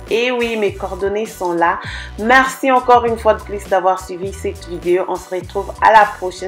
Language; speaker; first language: French; non-native, local second language; Lingala